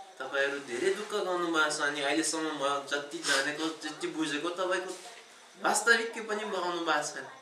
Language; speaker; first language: Nepali; non-native, fluent; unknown